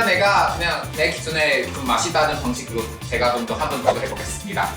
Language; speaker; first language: Korean; non-native, fluent; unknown